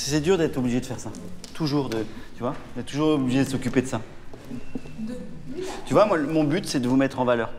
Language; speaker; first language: French; native; French